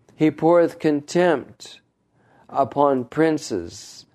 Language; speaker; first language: English; native; English